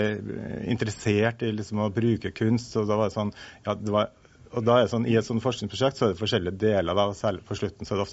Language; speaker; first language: Norwegian; native; Norwegian